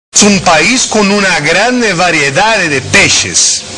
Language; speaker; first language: Spanish; non-native, learner; Portuguese